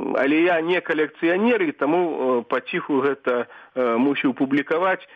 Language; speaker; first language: Belarusian; native; Belarusian